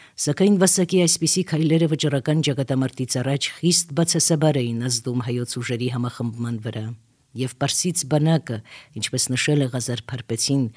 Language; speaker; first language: Armenian; native; Armenian